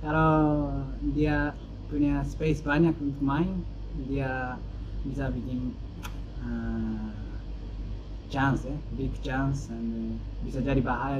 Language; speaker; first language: Indonesian; non-native, learner; Japanese